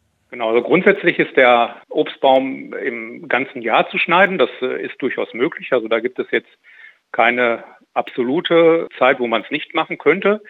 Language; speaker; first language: German; native; German